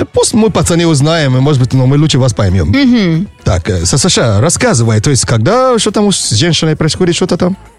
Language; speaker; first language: Russian; non-native, fluent; Yoruba